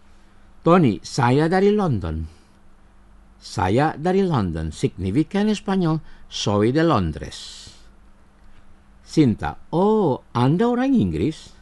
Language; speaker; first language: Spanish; non-native, fluent; Indonesian